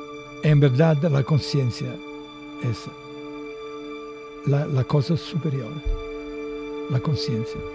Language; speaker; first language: Spanish; non-native, fluent; Italian